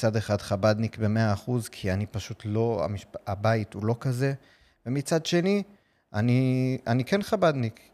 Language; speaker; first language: Hebrew; non-native, fluent; English